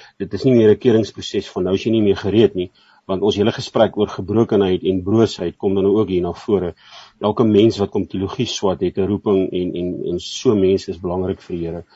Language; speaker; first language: Afrikaans; native; Afrikaans